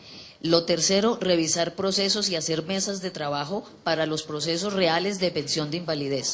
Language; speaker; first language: Spanish; native; Spanish